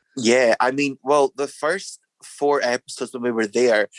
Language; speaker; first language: English; native; English